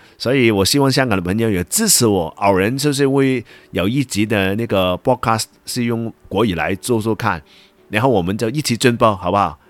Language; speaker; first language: Chinese; non-native, local second language; Cantonese